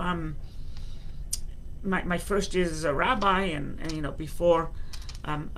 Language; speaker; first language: English; native; English